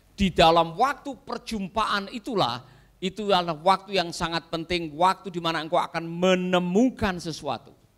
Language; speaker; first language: Indonesian; native; Indonesian